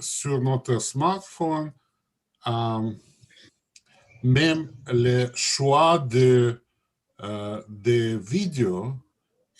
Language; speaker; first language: French; non-native, learner; Russian